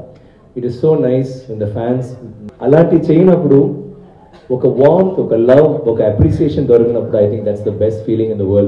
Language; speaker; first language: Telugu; non-native, learner; Tamil